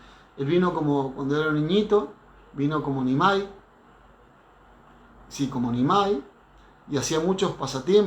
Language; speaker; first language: Spanish; native; Spanish